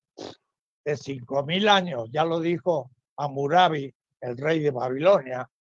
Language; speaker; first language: Spanish; native; Spanish